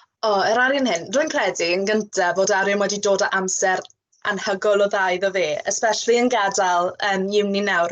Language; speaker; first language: Welsh; non-native, local second language; English